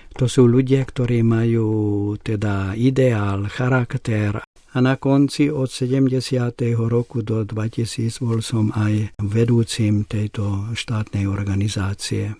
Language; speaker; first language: Slovak; non-native, local second language; Hungarian